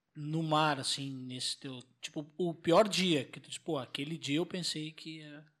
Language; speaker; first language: Portuguese; native; Portuguese